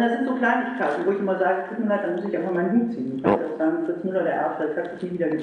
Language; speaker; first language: German; native; German